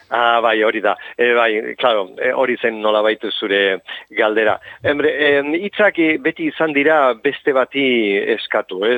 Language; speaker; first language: Basque; non-native, local second language; Spanish